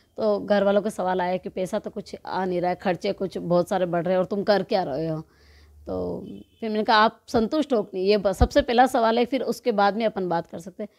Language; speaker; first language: Hindi; native; Hindi